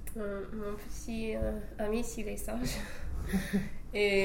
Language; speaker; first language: French; non-native, fluent; English